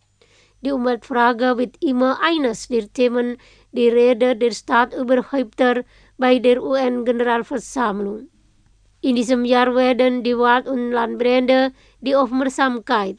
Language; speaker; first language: German; non-native, fluent; Indonesian